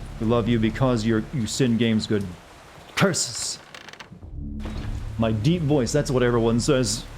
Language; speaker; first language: English; native; English